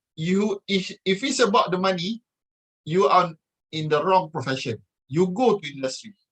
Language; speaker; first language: English; non-native, local second language; Malay